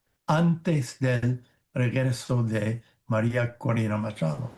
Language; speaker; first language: Spanish; non-native, fluent; English